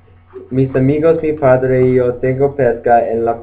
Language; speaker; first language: Spanish; non-native, learner; English